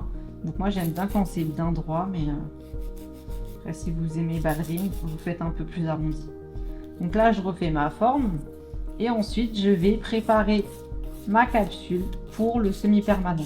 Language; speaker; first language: French; native; French